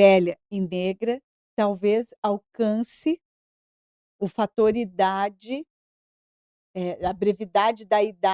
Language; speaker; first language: Portuguese; native; Portuguese